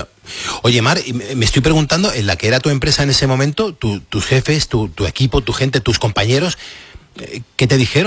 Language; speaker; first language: Spanish; native; Spanish